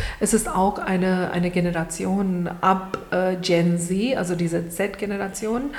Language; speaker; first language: German; non-native, fluent; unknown